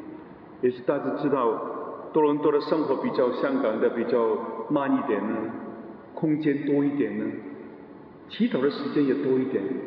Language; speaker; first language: Chinese; non-native, local second language; Cantonese